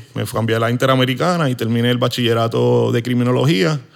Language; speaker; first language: Spanish; native; Spanish